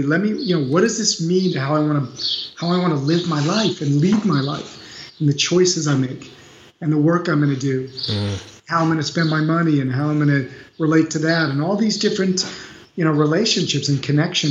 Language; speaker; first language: English; native; English